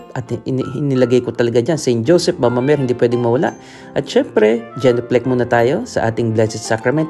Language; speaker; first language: Filipino; native; Filipino